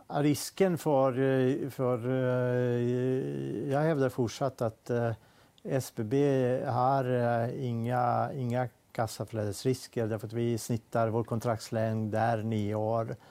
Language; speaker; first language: Swedish; non-native, fluent; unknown